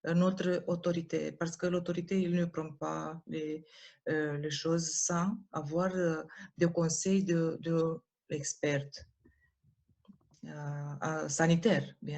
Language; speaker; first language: French; non-native, learner; Romanian